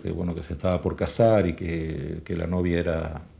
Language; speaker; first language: Spanish; native; Spanish